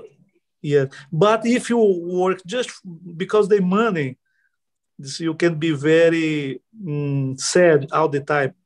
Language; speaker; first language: English; non-native, learner; Portuguese